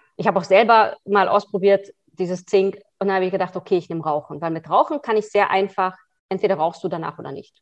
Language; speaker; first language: German; early bilingual, other home language; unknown